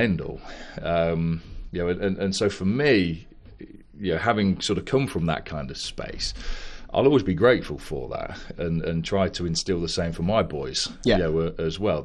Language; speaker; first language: English; native; English